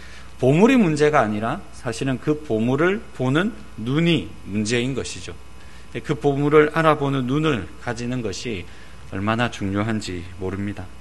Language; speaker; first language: Korean; native; Korean